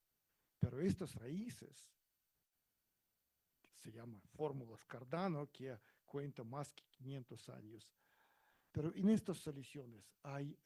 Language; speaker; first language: Spanish; non-native, learner; Russian